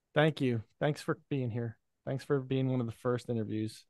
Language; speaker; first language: English; native; English